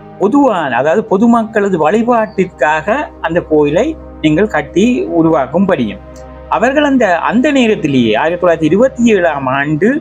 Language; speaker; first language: Tamil; native; Tamil